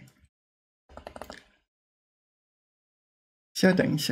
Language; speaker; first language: Chinese; non-native, learner; English